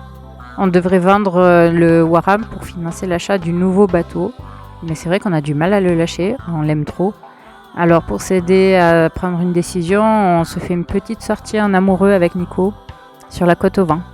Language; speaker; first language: French; native; French